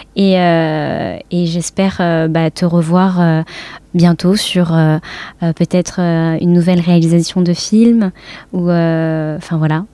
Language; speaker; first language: French; native; French